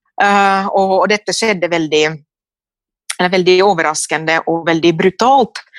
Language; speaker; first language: Norwegian; non-native, fluent; Finnish